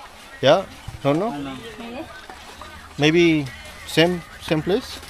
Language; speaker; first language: English; non-native, fluent; Urdu